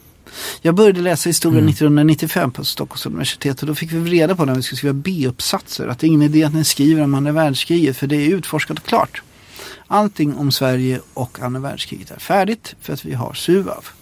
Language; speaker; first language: Swedish; native; Swedish